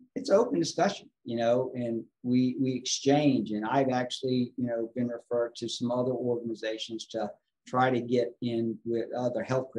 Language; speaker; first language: English; native; English